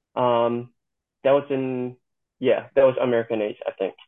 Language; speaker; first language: English; non-native, fluent; Korean